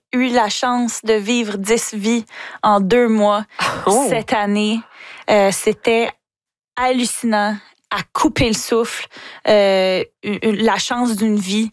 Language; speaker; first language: French; native; French